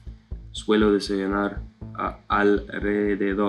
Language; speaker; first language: Spanish; non-native, learner; English